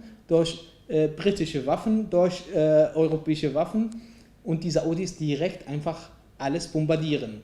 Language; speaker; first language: German; non-native, fluent; Arabic